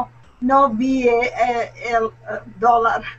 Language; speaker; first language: Spanish; non-native, learner; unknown